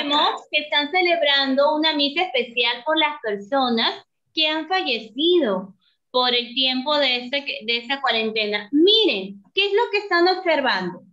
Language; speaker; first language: Spanish; native; Spanish